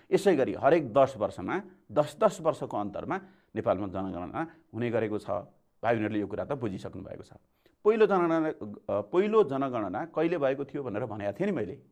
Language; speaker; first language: Nepali; native; Nepali